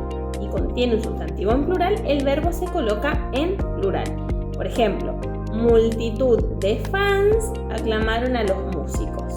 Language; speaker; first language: Spanish; native; Spanish